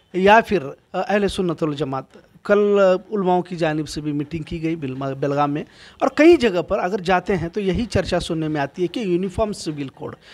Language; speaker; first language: Hindi; non-native, local second language; Urdu